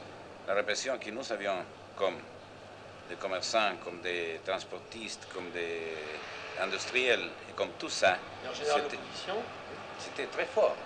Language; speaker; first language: French; non-native, learner; Spanish